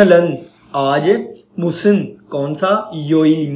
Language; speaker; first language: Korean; non-native, learner; Urdu